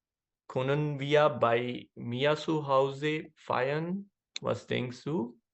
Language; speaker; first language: German; non-native, learner; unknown